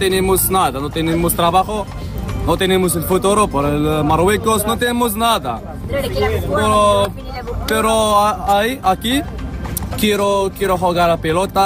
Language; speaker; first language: Spanish; non-native, learner; Arabic